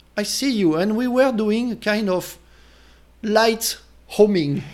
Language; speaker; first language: English; non-native, fluent; French